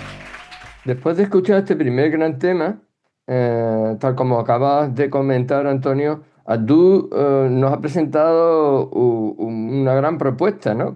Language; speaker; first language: Spanish; native; Spanish